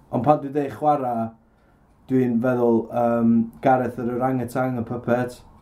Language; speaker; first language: Welsh; native; Welsh